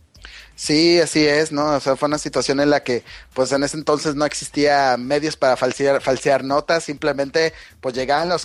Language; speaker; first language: Spanish; native; Spanish